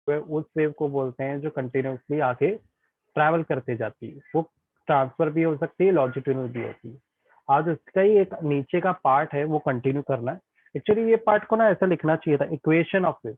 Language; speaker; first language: Hindi; native; Hindi